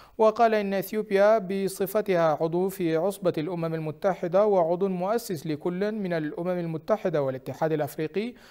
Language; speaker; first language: Arabic; non-native, fluent; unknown